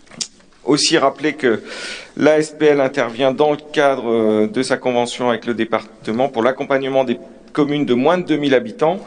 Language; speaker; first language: French; native; French